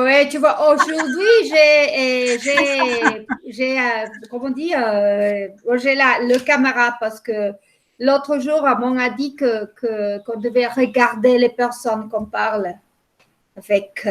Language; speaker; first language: French; non-native, fluent; Spanish